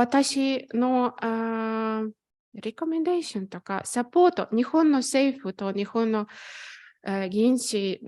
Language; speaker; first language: Japanese; non-native, fluent; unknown